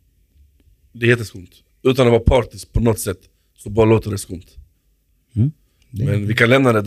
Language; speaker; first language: Swedish; native; Swedish